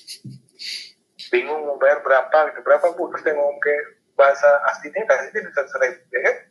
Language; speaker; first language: Indonesian; non-native, local second language; Minangkabau